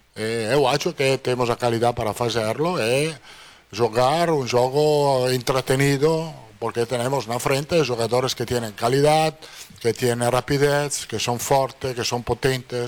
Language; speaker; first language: Portuguese; non-native, fluent; Italian